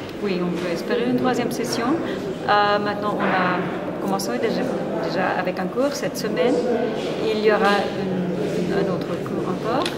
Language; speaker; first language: French; non-native, fluent; Spanish